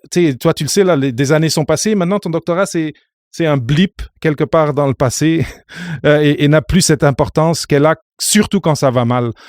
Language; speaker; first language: French; non-native, fluent; Portuguese